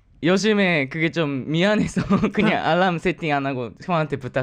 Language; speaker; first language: Korean; non-native, fluent; Japanese